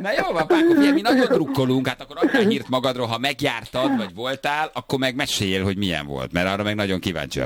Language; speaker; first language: Hungarian; native; Hungarian